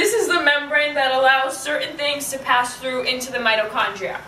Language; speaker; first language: English; native; English